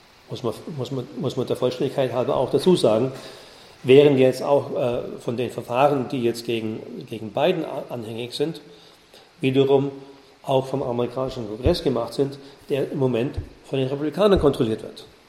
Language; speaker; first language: German; native; German